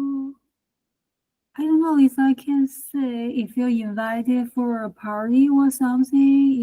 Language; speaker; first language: English; non-native, learner; Chinese